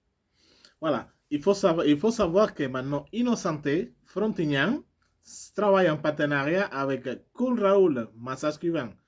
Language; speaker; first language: French; non-native, learner; Spanish